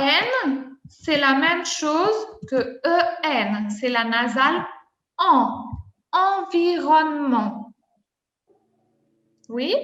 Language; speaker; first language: French; non-native, fluent; Spanish